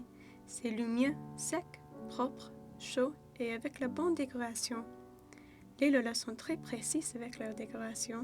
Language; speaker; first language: French; non-native, learner; English